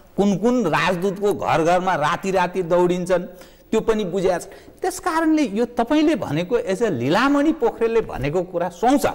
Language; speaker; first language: Nepali; native; Nepali